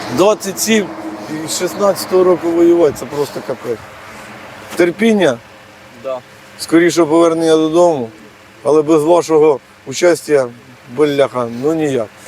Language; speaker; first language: Ukrainian; native; Ukrainian